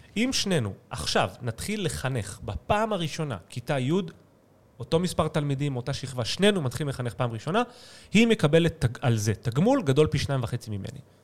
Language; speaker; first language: Hebrew; native; Hebrew